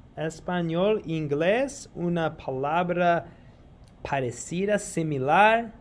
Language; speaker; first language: Spanish; non-native, fluent; English